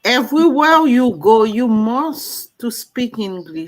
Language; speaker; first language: English; non-native, learner; French